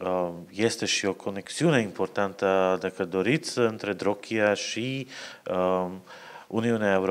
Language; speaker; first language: Romanian; non-native, fluent; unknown